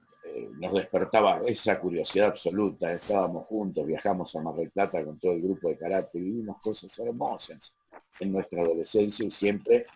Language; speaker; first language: Spanish; native; Spanish